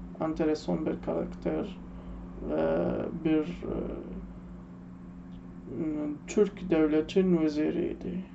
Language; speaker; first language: Turkish; non-native, learner; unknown